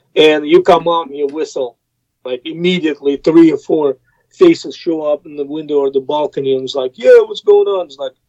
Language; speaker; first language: English; non-native, fluent; Russian